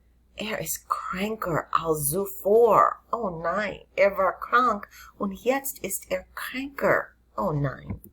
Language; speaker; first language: German; non-native, fluent; English